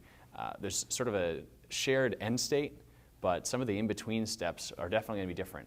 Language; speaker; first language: English; native; English